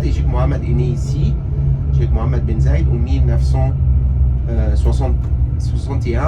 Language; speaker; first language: French; non-native, fluent; Arabic